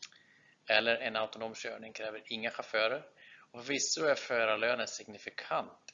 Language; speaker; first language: Swedish; native; Swedish